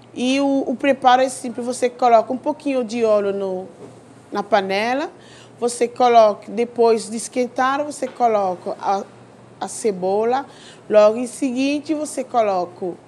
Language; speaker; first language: Portuguese; non-native, fluent; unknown